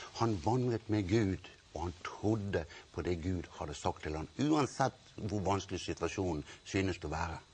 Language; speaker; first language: Norwegian; native; Norwegian